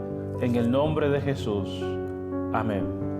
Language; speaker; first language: Spanish; native; Spanish